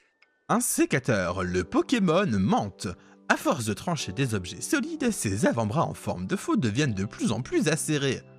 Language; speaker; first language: French; native; French